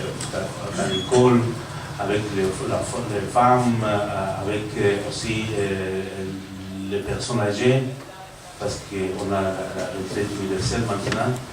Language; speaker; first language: French; non-native, learner; Spanish